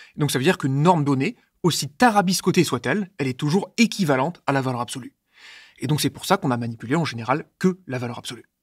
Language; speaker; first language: French; native; French